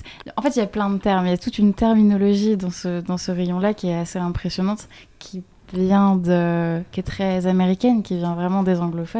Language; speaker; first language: French; native; French